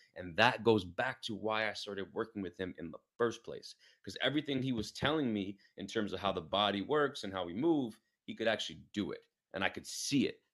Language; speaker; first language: English; native; English